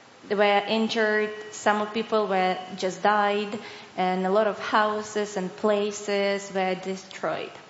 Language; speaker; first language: English; non-native, fluent; Ukrainian